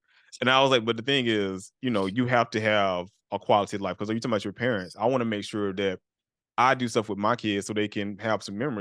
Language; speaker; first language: English; native; English